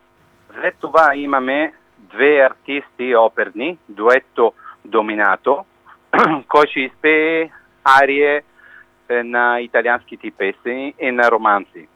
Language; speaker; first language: Bulgarian; non-native, learner; Italian